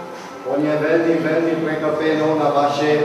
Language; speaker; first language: Czech; non-native, learner; Italian